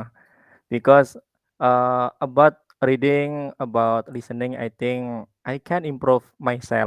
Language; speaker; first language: English; non-native, learner; Indonesian